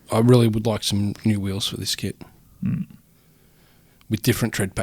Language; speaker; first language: English; native; English